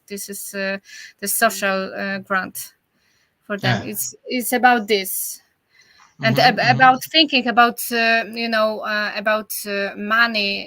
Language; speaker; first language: English; non-native, learner; Polish